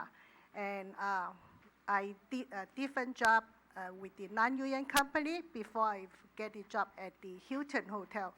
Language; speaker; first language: English; non-native, learner; Chinese